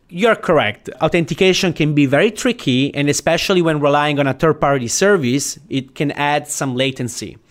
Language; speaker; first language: English; non-native, fluent; Italian